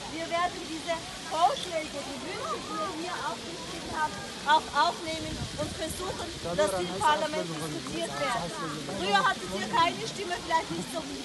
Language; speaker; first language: German; native; German